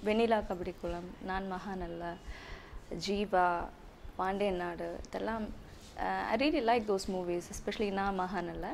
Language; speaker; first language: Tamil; non-native, learner; English